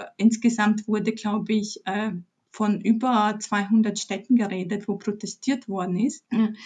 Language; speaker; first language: German; early bilingual, other home language; Polish